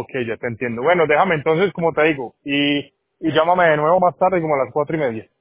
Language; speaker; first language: Spanish; native; Spanish